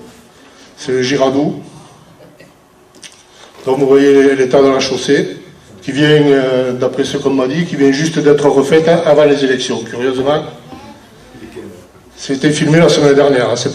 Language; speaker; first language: French; native; French